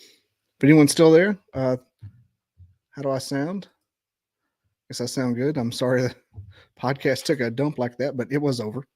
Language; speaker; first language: English; native; English